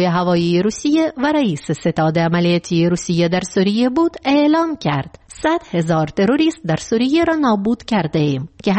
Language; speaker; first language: Persian; native; Persian